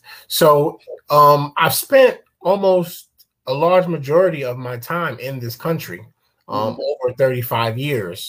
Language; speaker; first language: English; early bilingual, other home language; Akan